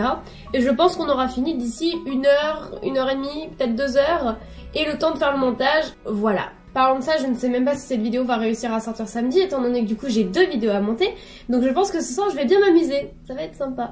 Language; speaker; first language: French; native; French